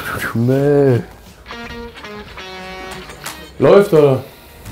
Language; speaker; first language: German; non-native, learner; Swedish